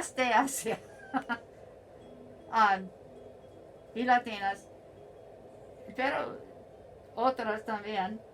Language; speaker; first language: Spanish; non-native, learner; English